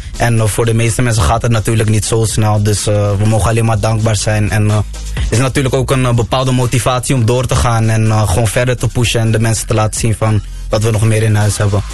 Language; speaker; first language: Dutch; early bilingual, other home language; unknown